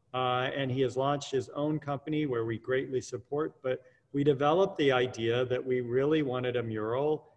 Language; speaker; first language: English; native; English